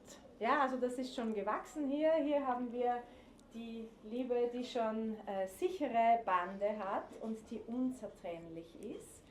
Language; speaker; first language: German; native; German